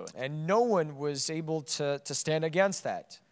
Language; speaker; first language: English; early bilingual, other home language; Ukrainian